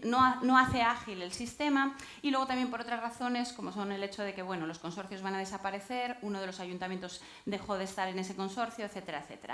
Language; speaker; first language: Spanish; native; Spanish